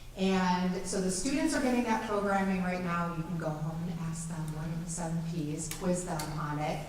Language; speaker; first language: English; native; English